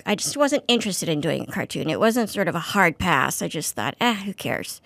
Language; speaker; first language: English; native; English